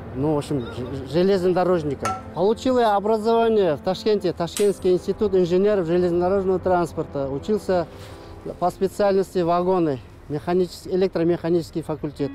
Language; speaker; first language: Russian; non-native, local second language; Kazakh